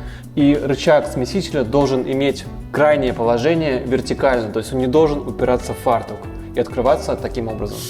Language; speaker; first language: Russian; native; Russian